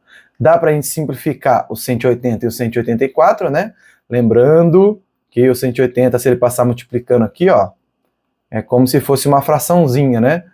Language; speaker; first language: Portuguese; native; Portuguese